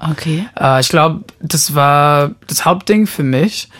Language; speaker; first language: German; non-native, fluent; Portuguese